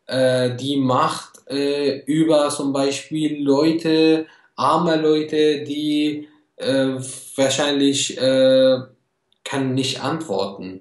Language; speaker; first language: German; non-native, fluent; Arabic